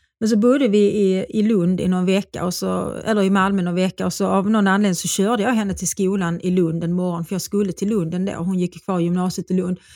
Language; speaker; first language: Swedish; native; Swedish